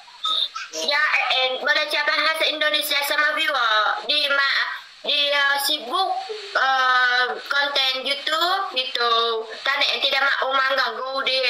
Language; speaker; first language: Indonesian; non-native, learner; Vietnamese